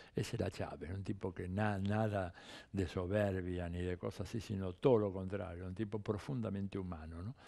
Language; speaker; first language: Spanish; early bilingual, other home language; Italian